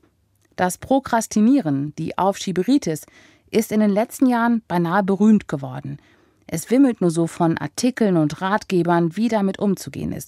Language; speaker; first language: German; native; German